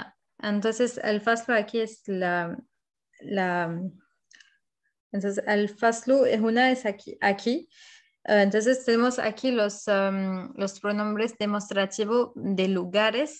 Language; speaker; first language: Spanish; non-native, fluent; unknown